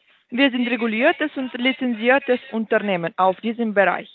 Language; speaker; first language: German; non-native, learner; Russian